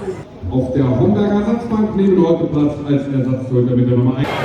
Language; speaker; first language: German; native; German